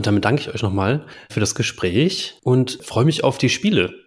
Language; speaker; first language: German; native; German